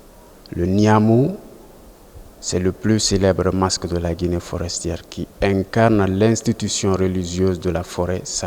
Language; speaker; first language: French; non-native, local second language; Susu